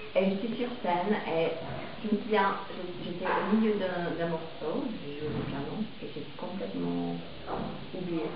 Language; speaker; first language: French; non-native, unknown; English